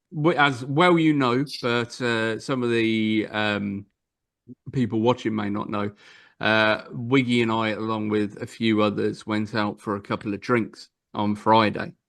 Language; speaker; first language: English; native; English